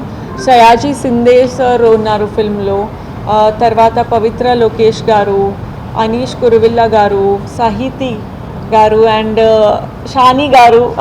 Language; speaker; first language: Telugu; non-native, fluent; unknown